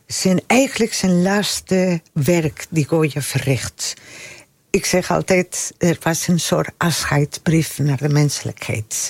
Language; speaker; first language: Dutch; non-native, fluent; Spanish